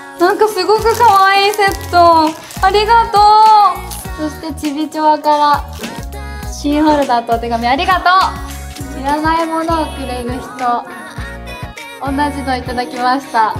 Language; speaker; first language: Japanese; native; Japanese